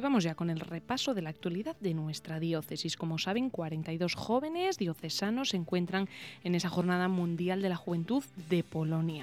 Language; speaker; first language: Spanish; native; Spanish